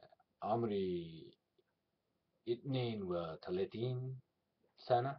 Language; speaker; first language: Arabic; non-native, learner; English